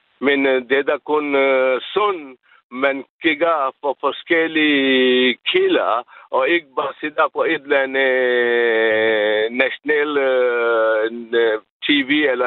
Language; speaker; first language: Danish; non-native, learner; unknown